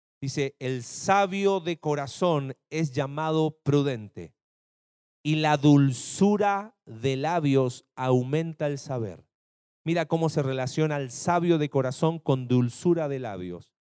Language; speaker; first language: Spanish; native; Spanish